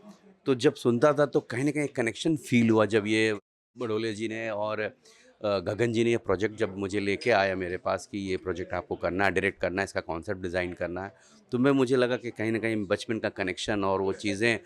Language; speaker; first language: Hindi; native; Hindi